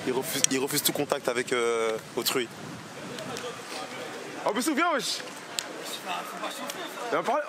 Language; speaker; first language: French; native; French